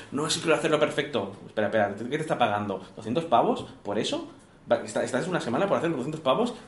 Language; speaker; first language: Spanish; native; Spanish